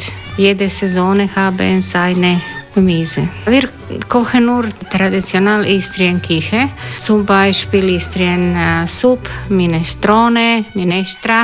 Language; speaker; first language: German; non-native, learner; Croatian